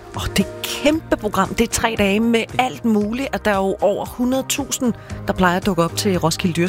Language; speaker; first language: Danish; native; Danish